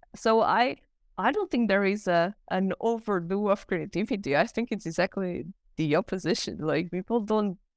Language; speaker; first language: English; non-native, fluent; Portuguese